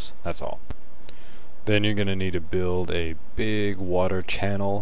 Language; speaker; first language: English; native; English